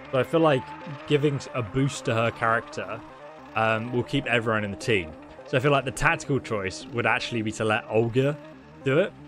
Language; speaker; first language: English; native; English